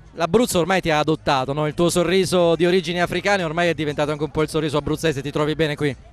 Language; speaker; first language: Italian; native; Italian